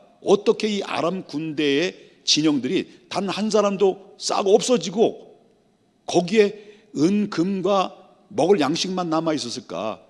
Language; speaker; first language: Korean; native; Korean